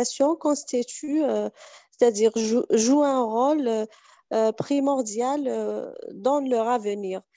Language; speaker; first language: French; non-native, fluent; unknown